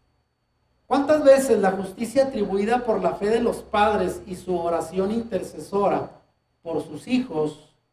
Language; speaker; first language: Spanish; native; Spanish